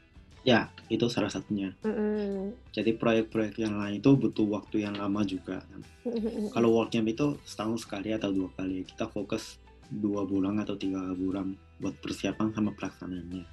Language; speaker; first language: Indonesian; non-native, local second language; Japanese